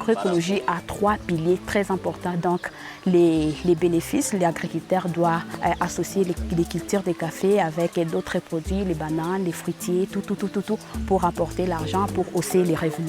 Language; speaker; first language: French; non-native, local second language; Rundi